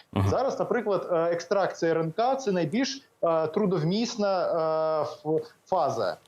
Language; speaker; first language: Ukrainian; native; Ukrainian